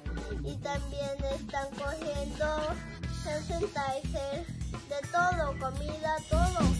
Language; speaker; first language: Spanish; early bilingual, other home language; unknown